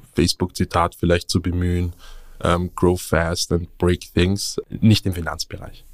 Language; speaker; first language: German; native; German